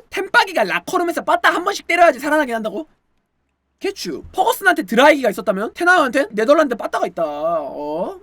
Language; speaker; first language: Korean; native; Korean